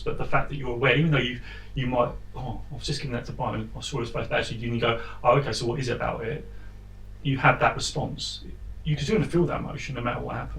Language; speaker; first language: English; native; English